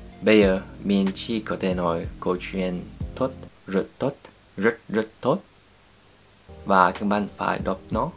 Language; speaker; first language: Vietnamese; non-native, learner; French